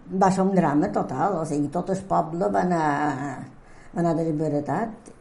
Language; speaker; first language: Catalan; native; Catalan